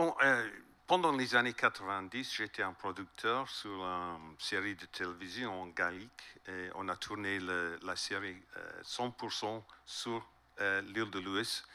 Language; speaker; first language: French; non-native, learner; English